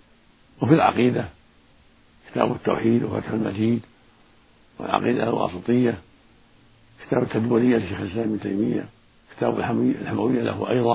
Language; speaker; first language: Arabic; native; Arabic